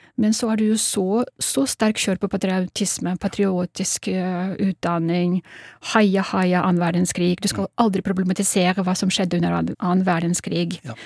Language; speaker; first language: Norwegian; non-native, fluent; Russian